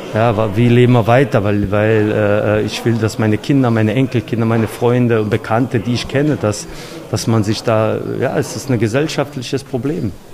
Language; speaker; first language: German; non-native, fluent; Bosnian